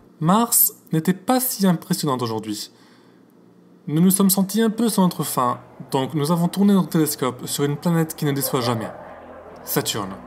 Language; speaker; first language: French; native; French